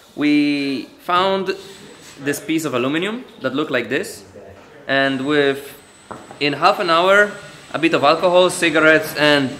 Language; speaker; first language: English; non-native, fluent; Polish